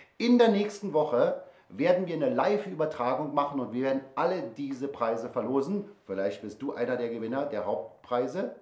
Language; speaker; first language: German; native; German